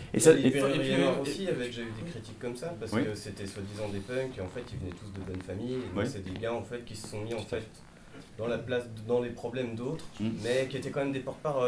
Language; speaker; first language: French; native; French